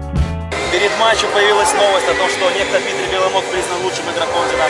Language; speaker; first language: Russian; native; Russian